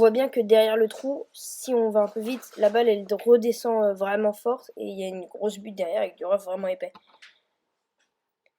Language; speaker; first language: French; native; French